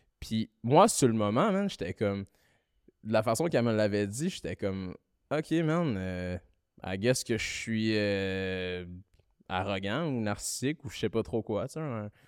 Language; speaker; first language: French; early bilingual, other home language; Malagasy